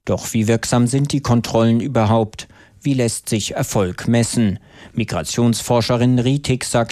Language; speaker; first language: German; native; German